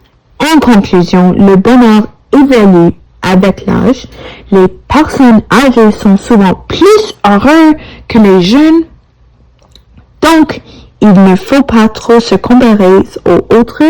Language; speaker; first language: French; non-native, learner; English